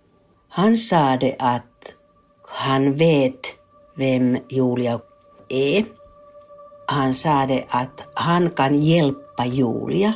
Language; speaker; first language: Swedish; non-native, learner; Finnish